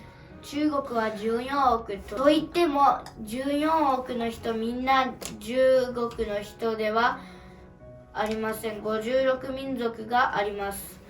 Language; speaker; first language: Japanese; early bilingual, other home language; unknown